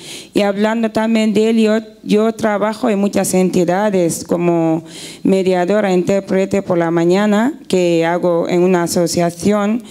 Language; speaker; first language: Spanish; non-native, fluent; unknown